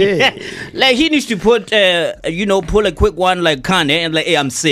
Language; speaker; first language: English; non-native, local second language; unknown